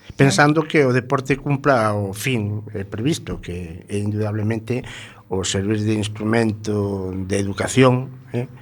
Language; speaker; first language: Galician; non-native, local second language; Spanish